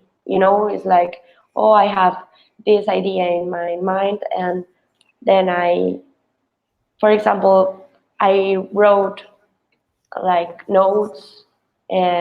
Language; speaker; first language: English; non-native, fluent; Spanish